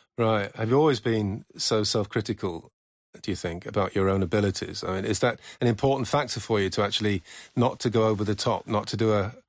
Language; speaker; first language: English; native; English